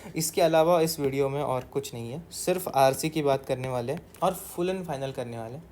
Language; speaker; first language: Hindi; non-native, local second language; Marathi